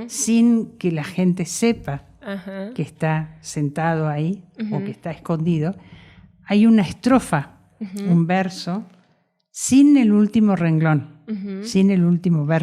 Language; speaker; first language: Spanish; native; Spanish